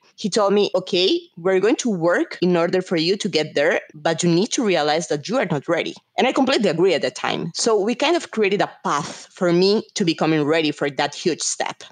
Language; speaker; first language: English; non-native, fluent; Spanish